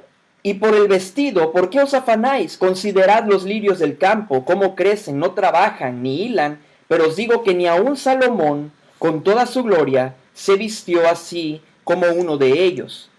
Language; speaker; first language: Spanish; native; Spanish